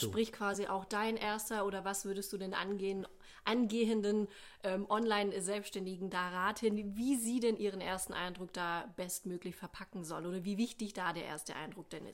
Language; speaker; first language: German; native; German